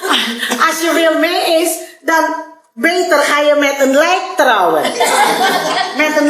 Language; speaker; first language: Dutch; non-native, learner; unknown